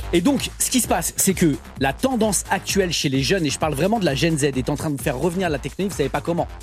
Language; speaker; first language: French; native; French